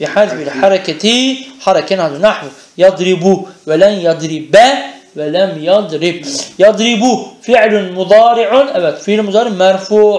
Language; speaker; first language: Arabic; non-native, fluent; Turkish